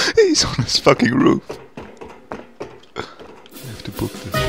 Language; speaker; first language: English; non-native, fluent; German